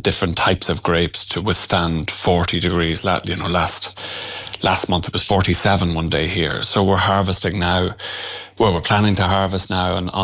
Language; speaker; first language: English; native; English